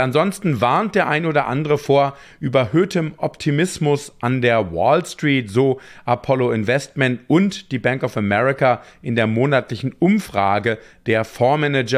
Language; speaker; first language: German; native; German